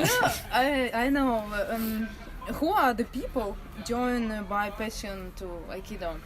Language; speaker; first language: English; non-native, learner; Russian